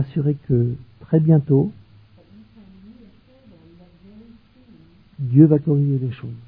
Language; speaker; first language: French; native; French